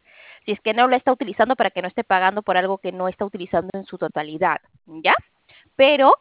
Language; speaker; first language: Spanish; native; Spanish